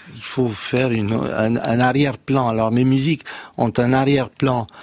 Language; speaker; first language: French; non-native, fluent; Romanian